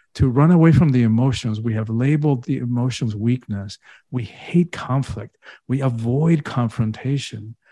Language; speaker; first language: English; early bilingual, other home language; Spanish